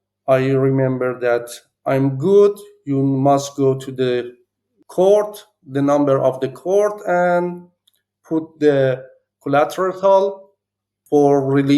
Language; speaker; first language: English; non-native, learner; Persian